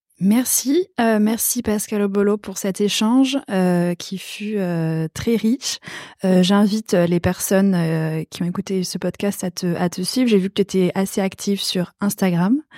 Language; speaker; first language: French; native; French